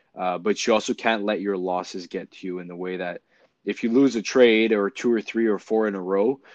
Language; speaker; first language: English; non-native, fluent; French